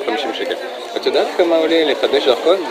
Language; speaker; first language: Hebrew; non-native, fluent; French